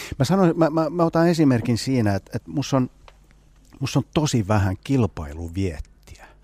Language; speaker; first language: Finnish; native; Finnish